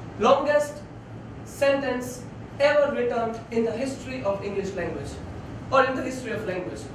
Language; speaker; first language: English; non-native, local second language; Gujarati